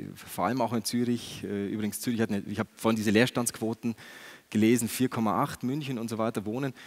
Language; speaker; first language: German; native; German